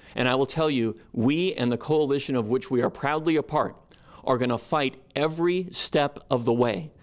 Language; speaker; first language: English; native; English